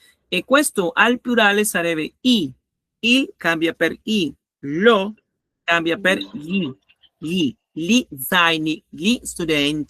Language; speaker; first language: Italian; non-native, learner; Spanish